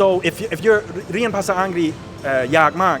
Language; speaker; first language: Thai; non-native, learner; English